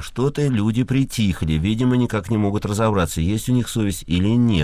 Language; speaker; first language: Russian; native; Russian